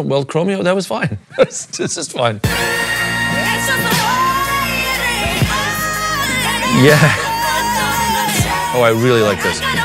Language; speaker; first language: English; native; English